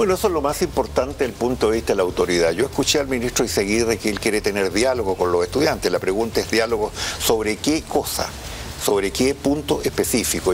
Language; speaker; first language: Spanish; native; Spanish